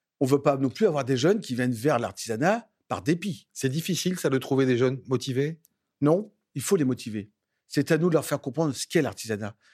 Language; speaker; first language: French; native; French